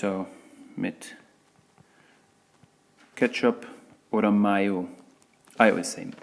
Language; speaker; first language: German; non-native, fluent; English